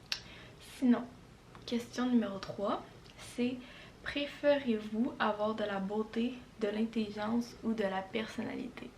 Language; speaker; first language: French; native; French